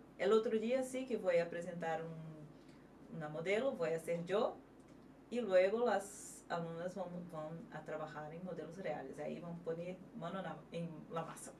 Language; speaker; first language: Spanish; non-native, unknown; Portuguese